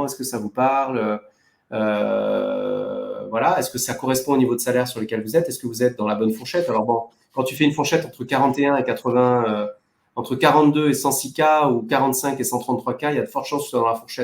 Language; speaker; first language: French; native; French